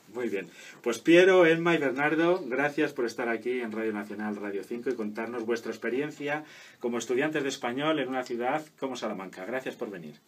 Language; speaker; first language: Spanish; native; Spanish